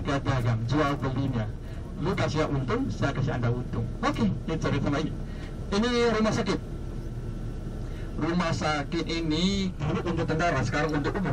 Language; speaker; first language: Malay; non-native, fluent; Chinese